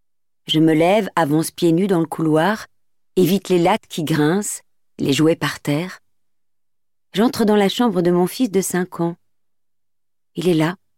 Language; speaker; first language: French; native; French